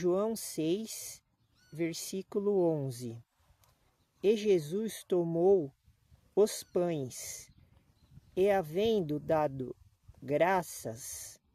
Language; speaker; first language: Portuguese; native; Portuguese